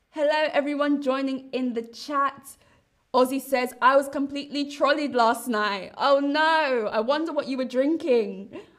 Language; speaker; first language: English; native; English